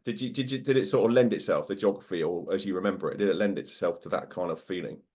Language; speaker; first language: English; native; English